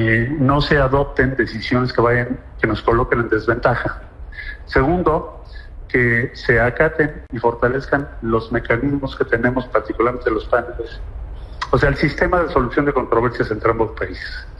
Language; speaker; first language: Spanish; native; Spanish